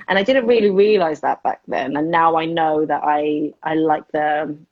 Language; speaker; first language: English; early bilingual, other home language; Spanish